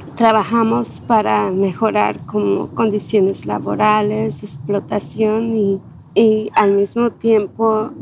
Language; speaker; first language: Spanish; native; Spanish